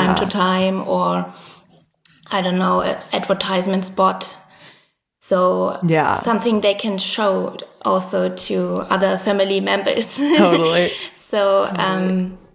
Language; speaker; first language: English; non-native, fluent; German